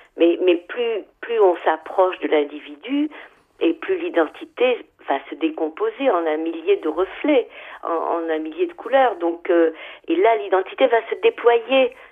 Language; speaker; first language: French; non-native, local second language; Arabic